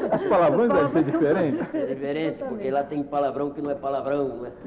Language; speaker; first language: Portuguese; native; Portuguese